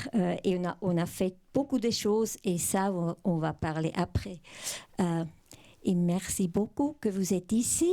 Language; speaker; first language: French; non-native, local second language; German